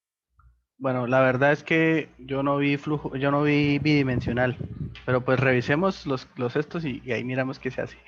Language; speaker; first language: Spanish; native; Spanish